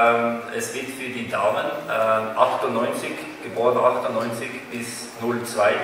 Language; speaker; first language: German; non-native, fluent; Norwegian